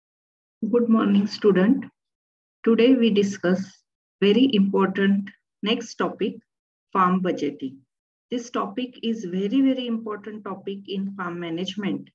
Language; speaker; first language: English; non-native, local second language; Marathi